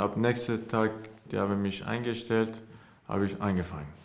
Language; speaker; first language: German; non-native, learner; Persian